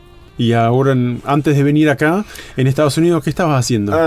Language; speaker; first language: Spanish; native; Spanish